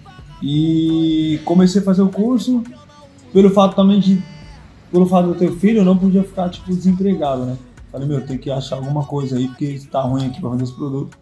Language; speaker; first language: Portuguese; native; Portuguese